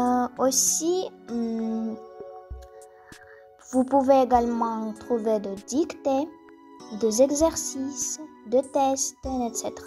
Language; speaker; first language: French; non-native, fluent; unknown